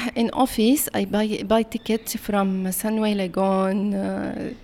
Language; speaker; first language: English; non-native, learner; Arabic